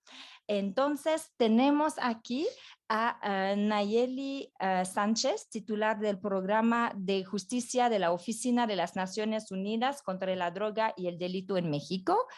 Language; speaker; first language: Spanish; non-native, fluent; French